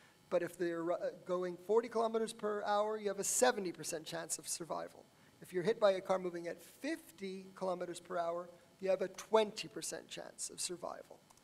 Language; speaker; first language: English; native; English